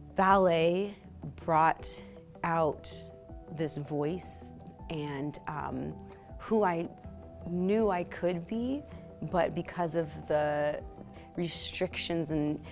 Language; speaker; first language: English; native; English